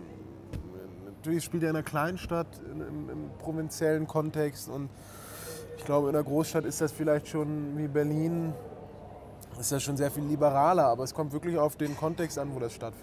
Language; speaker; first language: German; native; German